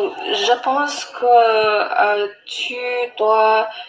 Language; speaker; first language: French; non-native, learner; English